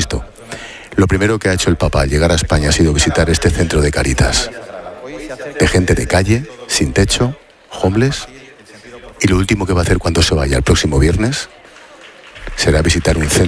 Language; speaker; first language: Spanish; native; Spanish